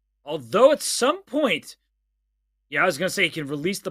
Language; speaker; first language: English; native; English